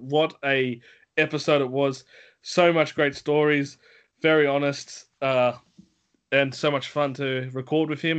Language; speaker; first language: English; native; English